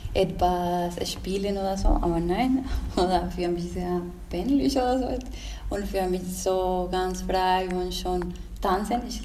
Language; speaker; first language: German; non-native, learner; Spanish